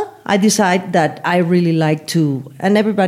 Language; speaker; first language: English; non-native, learner; Spanish